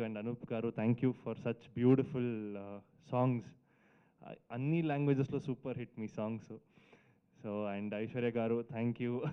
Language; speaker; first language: Telugu; non-native, fluent; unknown